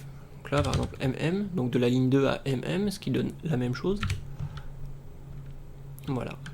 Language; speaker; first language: French; native; French